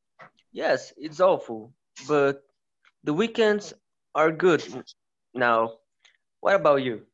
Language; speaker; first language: English; non-native, learner; Portuguese